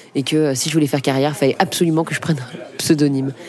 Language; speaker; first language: French; native; French